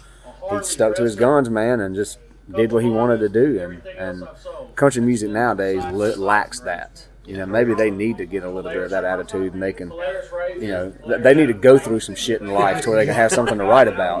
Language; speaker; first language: English; native; English